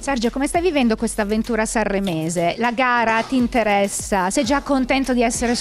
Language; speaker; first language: Italian; native; Italian